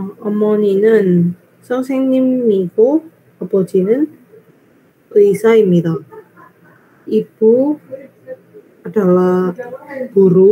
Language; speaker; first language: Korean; non-native, learner; Indonesian